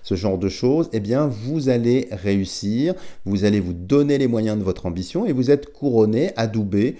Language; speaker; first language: French; native; French